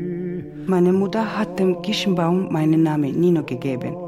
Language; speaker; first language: German; non-native, learner; Georgian